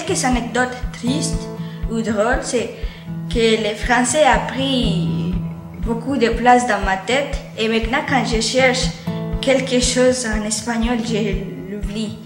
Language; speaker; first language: French; early bilingual, other home language; Spanish